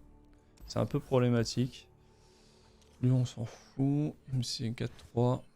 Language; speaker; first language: French; native; French